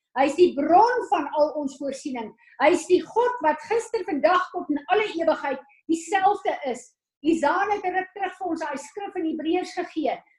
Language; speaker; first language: Afrikaans; native; Afrikaans